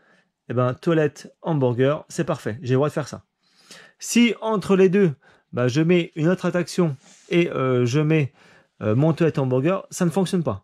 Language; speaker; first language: French; native; French